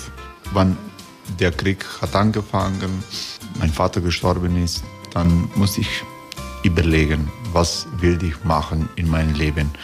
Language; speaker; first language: German; non-native, learner; Croatian